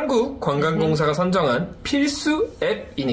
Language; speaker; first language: Korean; native; Korean